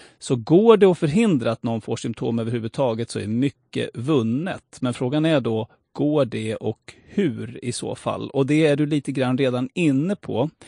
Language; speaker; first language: Swedish; native; Swedish